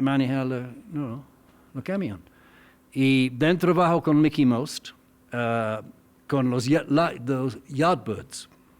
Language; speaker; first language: Spanish; non-native, learner; English